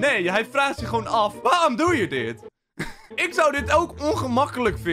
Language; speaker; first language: Dutch; native; Dutch